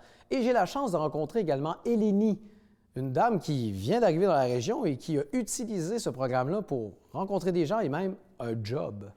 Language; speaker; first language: French; native; French